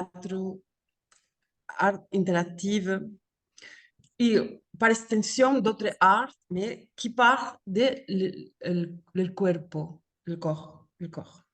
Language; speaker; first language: French; non-native, fluent; Spanish